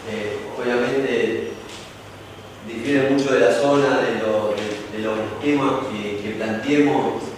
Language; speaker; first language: Spanish; native; Spanish